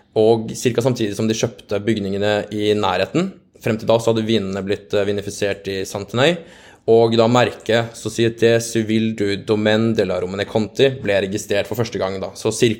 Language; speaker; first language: Norwegian; native; Norwegian